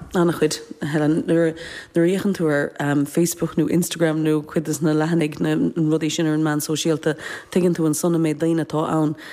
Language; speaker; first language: Irish; native; Irish